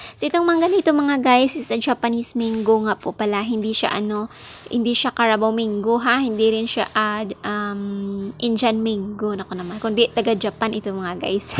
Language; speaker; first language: Filipino; non-native, local second language; Hiligaynon